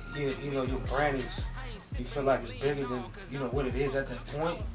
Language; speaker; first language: English; native; English